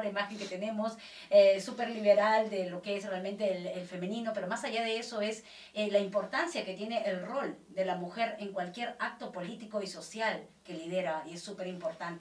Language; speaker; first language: Spanish; native; Spanish